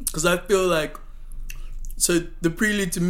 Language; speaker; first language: English; non-native, local second language; Yoruba